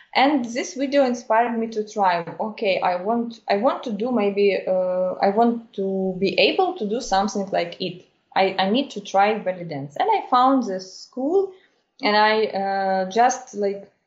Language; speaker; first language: English; non-native, fluent; Ukrainian